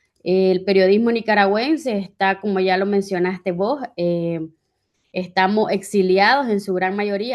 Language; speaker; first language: Spanish; native; Spanish